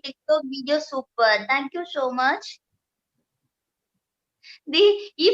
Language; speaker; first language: Telugu; non-native, learner; Malayalam